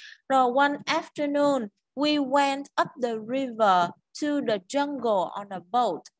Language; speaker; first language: English; non-native, fluent; Vietnamese